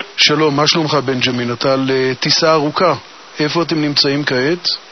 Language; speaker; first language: Hebrew; native; Hebrew